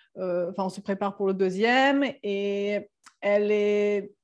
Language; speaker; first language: French; non-native, fluent; Serbian